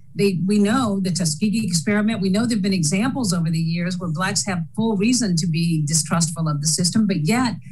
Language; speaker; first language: English; native; English